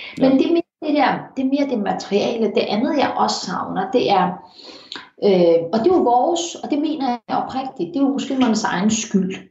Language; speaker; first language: Danish; early bilingual, heritage; Danish